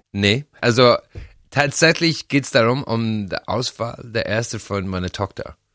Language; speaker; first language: German; non-native, fluent; English